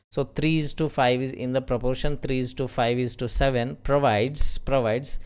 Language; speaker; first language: English; non-native, local second language; Kannada